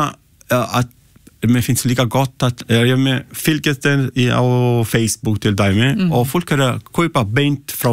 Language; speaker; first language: Icelandic; non-native, learner; Italian